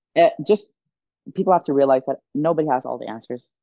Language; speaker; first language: English; non-native, fluent; Swedish